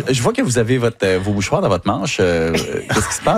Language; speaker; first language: French; native; French